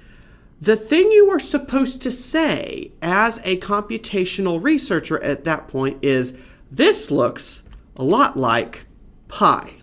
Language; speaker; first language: English; native; English